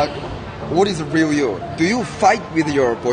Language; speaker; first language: English; non-native, learner; Korean